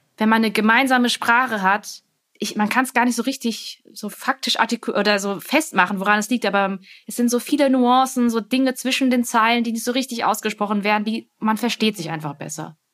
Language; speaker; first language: German; early bilingual, other home language; Vietnamese